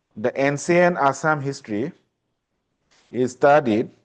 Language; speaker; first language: English; non-native, local second language; Assamese